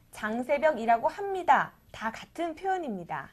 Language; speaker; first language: Korean; native; Korean